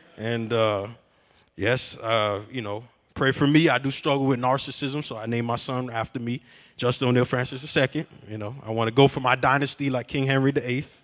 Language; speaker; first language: English; native; English